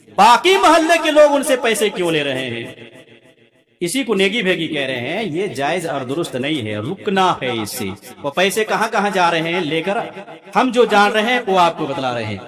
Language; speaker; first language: Urdu; non-native, local second language; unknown